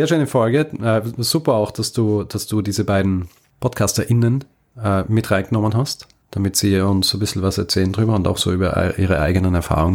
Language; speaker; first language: German; native; German